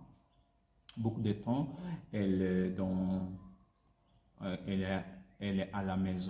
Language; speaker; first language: French; non-native, learner; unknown